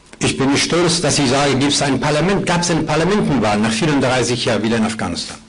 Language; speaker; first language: German; non-native, fluent; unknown